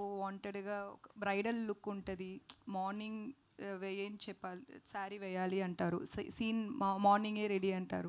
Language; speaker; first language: Telugu; non-native, local second language; Tamil